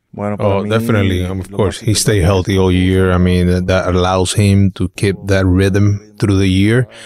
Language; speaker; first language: English; non-native, fluent; Spanish